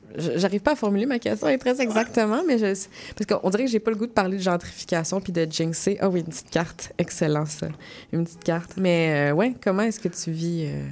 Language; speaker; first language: French; native; French